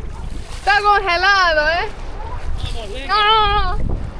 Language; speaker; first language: Spanish; non-native, fluent; Estonian